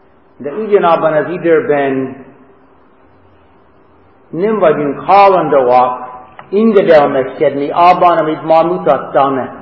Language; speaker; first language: Hungarian; non-native, learner; English